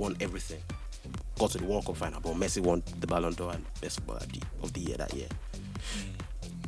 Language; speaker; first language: English; non-native, local second language; Yoruba